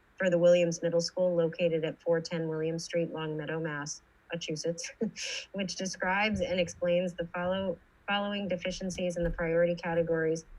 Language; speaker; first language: English; native; English